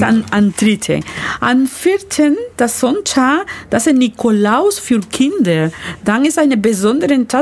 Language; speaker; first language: German; non-native, learner; Spanish